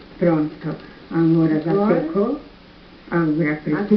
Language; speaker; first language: Portuguese; non-native, learner; German